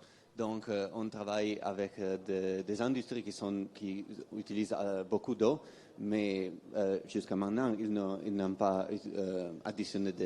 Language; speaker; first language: French; non-native, fluent; Italian